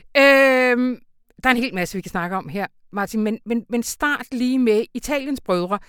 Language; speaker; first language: Danish; native; Danish